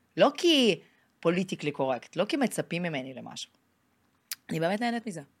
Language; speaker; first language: Hebrew; non-native, fluent; Russian